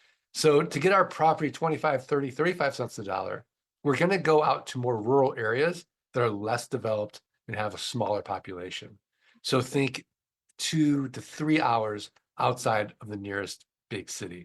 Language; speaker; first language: English; native; English